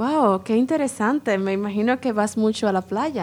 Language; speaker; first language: Spanish; non-native, learner; English